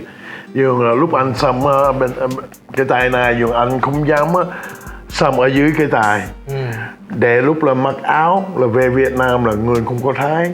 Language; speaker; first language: Vietnamese; early bilingual, heritage; English